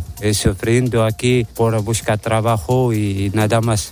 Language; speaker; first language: Spanish; non-native, learner; Arabic